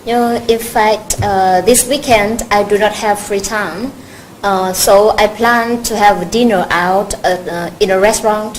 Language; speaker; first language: English; non-native, learner; Vietnamese